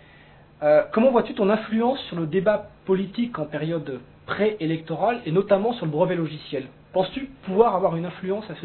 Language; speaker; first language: French; native; French